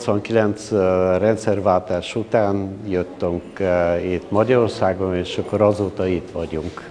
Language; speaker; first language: Hungarian; non-native, local second language; Bulgarian